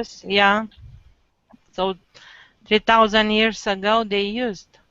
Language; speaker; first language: English; non-native, learner; Romanian